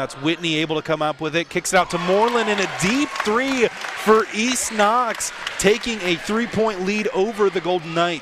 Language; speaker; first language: English; native; English